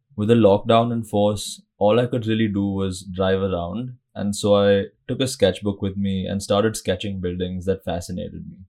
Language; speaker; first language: English; non-native, local second language; Hindi